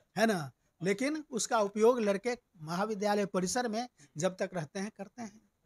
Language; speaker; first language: Hindi; native; Hindi